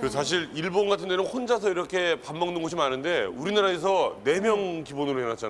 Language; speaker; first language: Korean; native; Korean